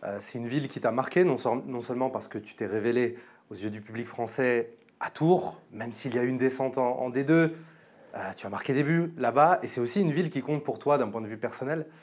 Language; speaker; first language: French; native; French